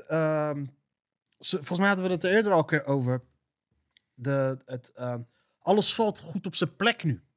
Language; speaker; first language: Dutch; early bilingual, other home language; Arabic